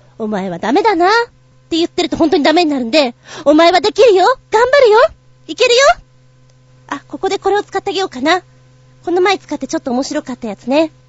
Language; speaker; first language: Japanese; native; Japanese